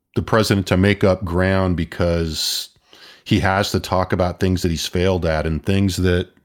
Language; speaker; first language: English; native; English